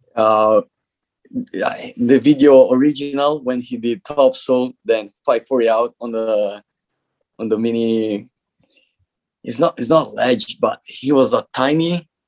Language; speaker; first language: English; non-native, learner; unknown